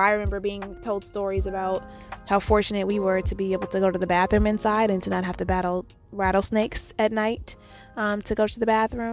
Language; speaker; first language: English; native; English